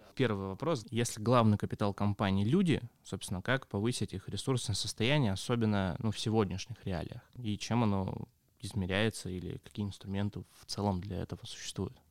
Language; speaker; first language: Russian; native; Russian